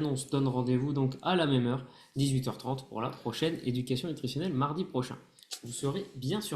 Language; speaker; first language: French; native; French